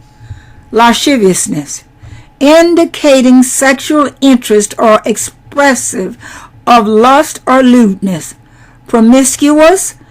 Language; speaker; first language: English; native; English